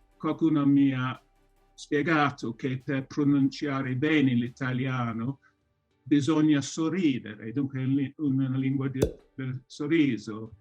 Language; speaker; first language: Italian; non-native, fluent; English